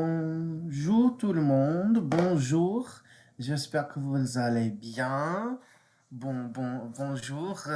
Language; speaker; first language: French; non-native, learner; English